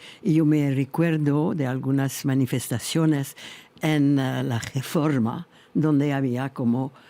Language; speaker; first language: Spanish; non-native, fluent; French